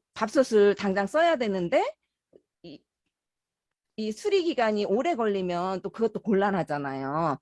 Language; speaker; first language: Korean; native; Korean